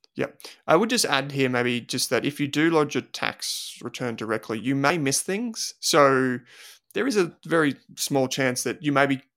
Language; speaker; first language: English; native; English